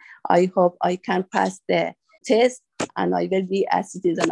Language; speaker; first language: English; non-native, learner; Persian